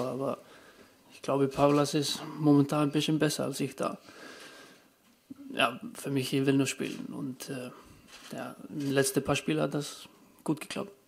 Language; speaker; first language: German; non-native, fluent; English